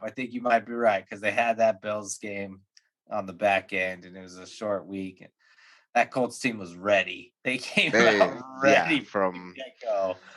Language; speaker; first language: English; native; English